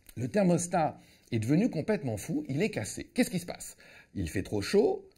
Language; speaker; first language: French; native; French